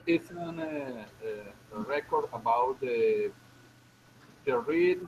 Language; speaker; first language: English; non-native, learner; Spanish